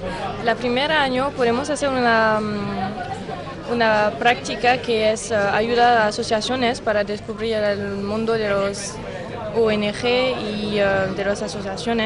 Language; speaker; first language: Spanish; non-native, learner; French